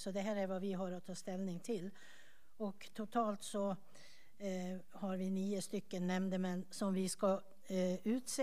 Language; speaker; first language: Swedish; native; Swedish